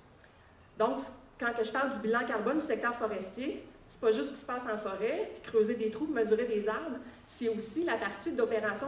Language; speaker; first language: French; native; French